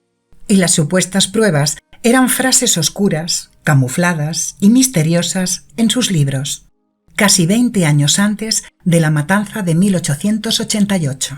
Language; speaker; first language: Spanish; native; Spanish